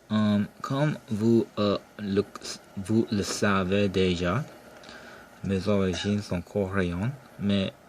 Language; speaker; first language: French; non-native, local second language; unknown